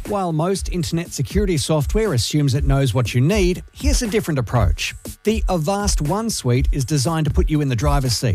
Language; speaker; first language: English; native; English